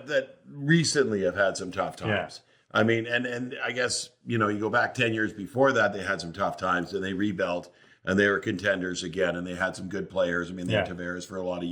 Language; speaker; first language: English; native; English